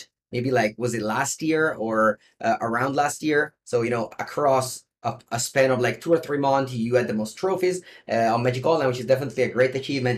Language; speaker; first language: English; non-native, fluent; Italian